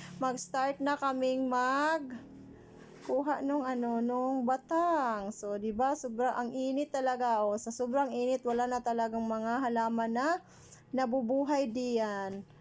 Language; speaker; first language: Filipino; non-native, local second language; Cebuano